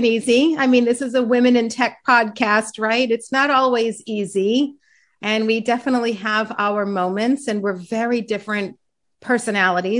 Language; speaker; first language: English; native; English